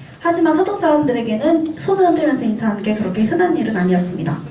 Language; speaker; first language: Korean; native; Korean